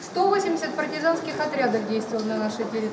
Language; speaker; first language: Russian; native; Russian